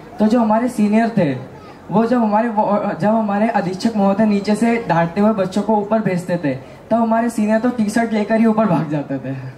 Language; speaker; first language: Hindi; native; Hindi